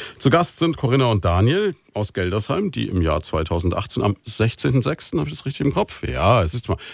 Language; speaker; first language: German; native; German